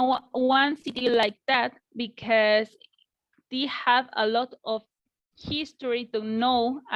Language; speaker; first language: English; non-native, learner; Spanish